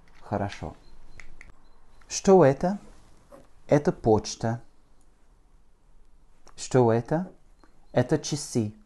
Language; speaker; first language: Russian; non-native, fluent; French